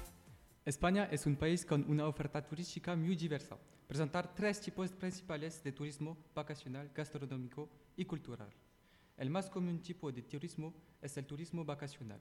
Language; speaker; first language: Spanish; non-native, learner; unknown